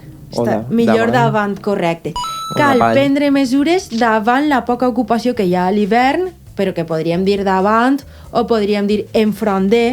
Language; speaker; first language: Catalan; native; Catalan